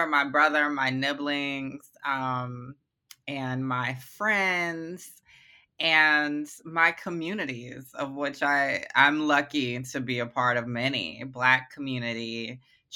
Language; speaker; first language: English; native; English